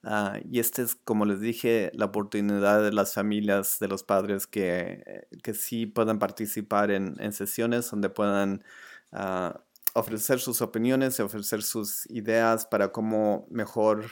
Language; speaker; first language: Spanish; early bilingual, other home language; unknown